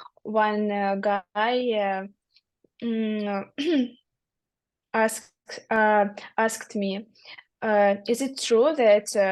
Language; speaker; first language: English; non-native, learner; Russian